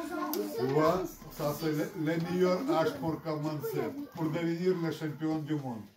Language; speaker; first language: French; non-native, learner; Russian